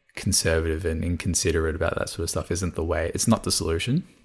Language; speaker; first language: English; non-native, local second language; Cantonese